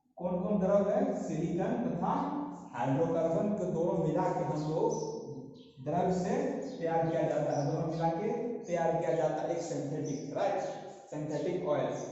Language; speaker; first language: Hindi; non-native, local second language; Santali